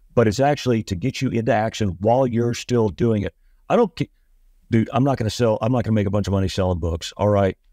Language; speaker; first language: English; native; English